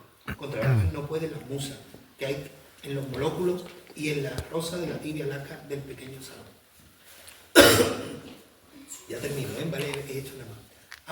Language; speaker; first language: Spanish; native; Spanish